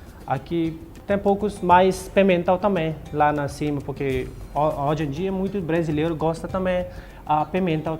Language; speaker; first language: Portuguese; non-native, learner; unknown